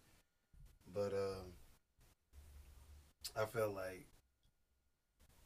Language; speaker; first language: English; native; English